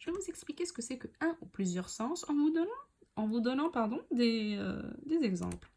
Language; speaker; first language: French; non-native, local second language; Arabic